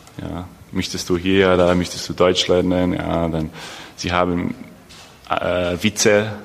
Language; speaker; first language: German; non-native, learner; Bosnian